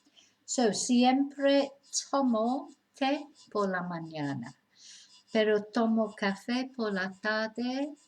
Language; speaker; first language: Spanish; non-native, fluent; English